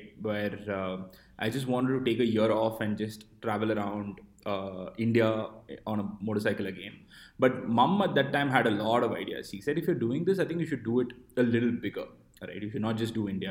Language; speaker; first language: English; non-native, local second language; Tamil